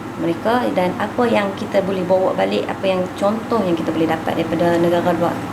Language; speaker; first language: Malay; native; Malay